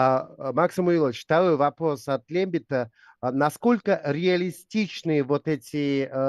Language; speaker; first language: Russian; native; Russian